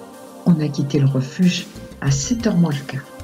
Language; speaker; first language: French; native; French